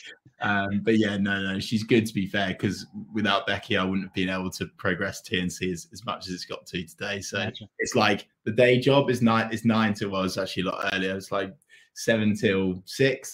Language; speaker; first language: English; native; English